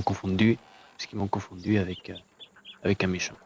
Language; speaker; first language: French; native; French